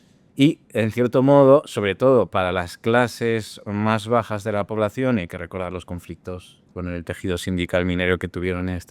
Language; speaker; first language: Spanish; native; Spanish